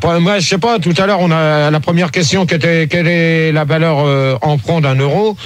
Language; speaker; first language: French; native; French